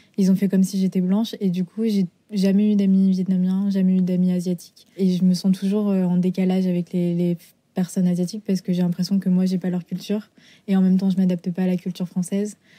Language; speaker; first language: French; native; French